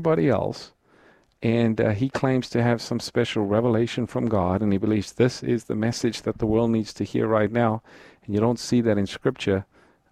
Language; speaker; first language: English; native; English